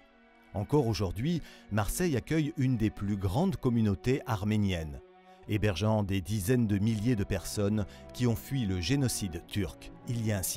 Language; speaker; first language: French; native; French